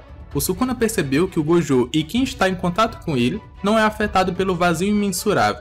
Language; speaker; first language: Portuguese; native; Portuguese